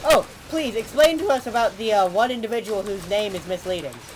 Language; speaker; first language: English; native; English